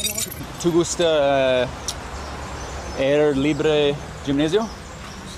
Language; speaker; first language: Spanish; non-native, learner; English